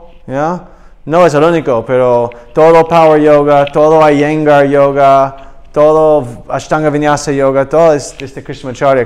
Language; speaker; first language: Spanish; non-native, learner; English